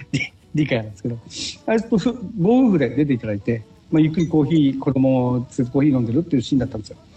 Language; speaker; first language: Japanese; native; Japanese